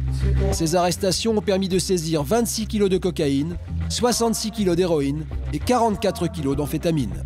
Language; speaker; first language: French; native; French